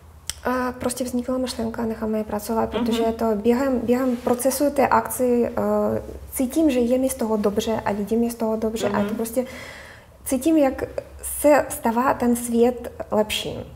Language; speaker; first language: Czech; non-native, fluent; Russian